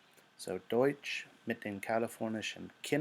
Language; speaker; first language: German; non-native, fluent; English